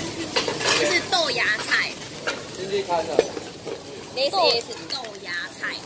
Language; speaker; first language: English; non-native, learner; Chinese